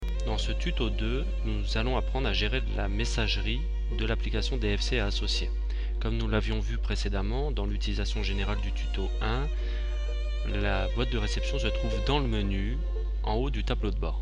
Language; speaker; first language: French; native; French